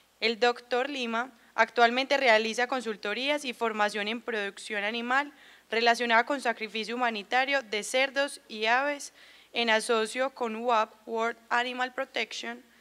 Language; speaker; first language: Spanish; native; Spanish